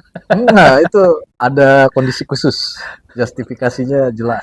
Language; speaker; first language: Indonesian; native; Indonesian